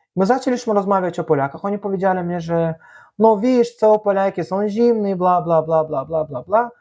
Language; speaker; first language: Polish; non-native, fluent; Azerbaijani